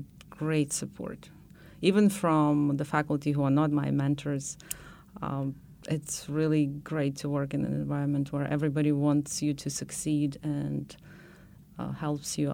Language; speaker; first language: English; non-native, fluent; Ukrainian